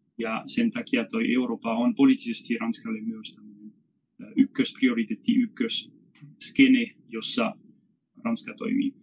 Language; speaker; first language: Finnish; non-native, fluent; French